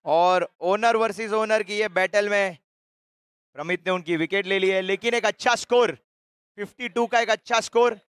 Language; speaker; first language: Hindi; non-native, local second language; Gujarati